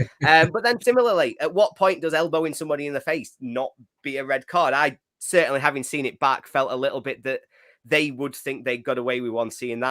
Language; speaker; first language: English; native; English